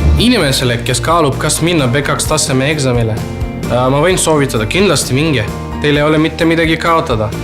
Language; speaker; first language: Estonian; non-native, fluent; Macedonian